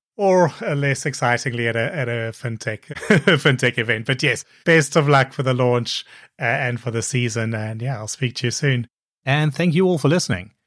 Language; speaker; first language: English; native; English